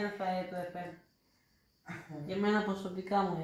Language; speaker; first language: Greek; early bilingual, other home language; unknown